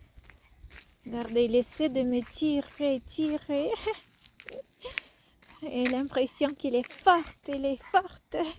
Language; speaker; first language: French; non-native, fluent; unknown